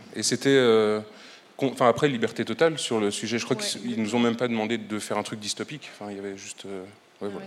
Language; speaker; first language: French; native; French